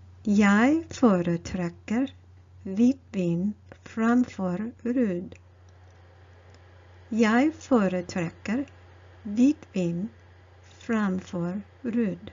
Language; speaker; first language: Norwegian; non-native, learner; English